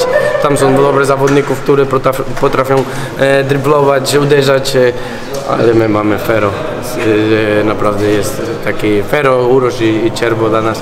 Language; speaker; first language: Polish; non-native, learner; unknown